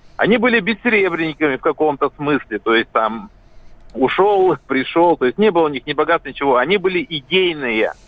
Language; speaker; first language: Russian; native; Russian